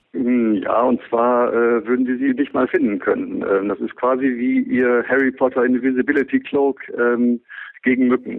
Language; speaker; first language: German; native; German